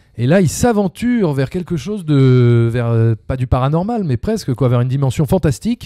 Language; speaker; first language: French; native; French